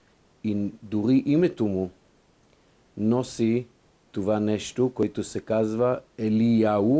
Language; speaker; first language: Bulgarian; non-native, fluent; Hebrew